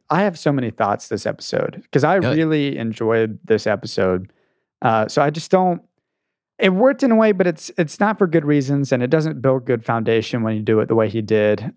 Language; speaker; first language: English; native; English